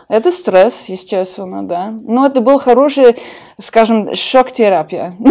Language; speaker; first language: Russian; early bilingual, heritage; Russian